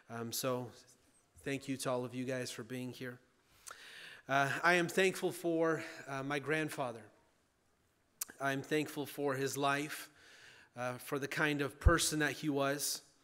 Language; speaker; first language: English; early bilingual, other home language; Ukrainian